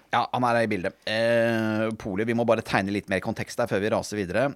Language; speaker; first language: Norwegian; native; Norwegian